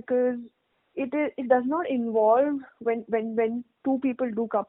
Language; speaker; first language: English; non-native, local second language; Hindi